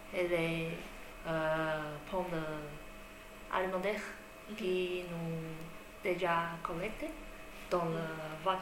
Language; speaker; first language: French; non-native, learner; Chinese